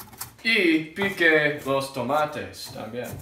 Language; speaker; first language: Spanish; non-native, learner; English